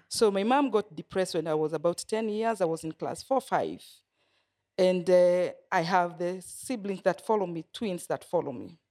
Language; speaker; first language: English; non-native, local second language; Kikuyu